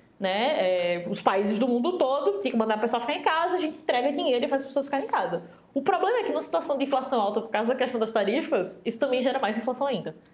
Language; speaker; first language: Portuguese; native; Portuguese